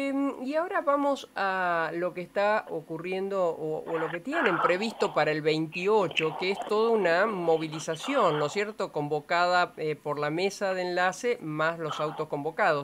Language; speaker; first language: Spanish; native; Spanish